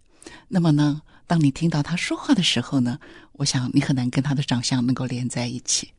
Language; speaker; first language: Chinese; native; Chinese